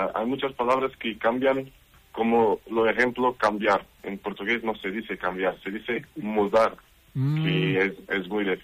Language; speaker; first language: Spanish; non-native, learner; Portuguese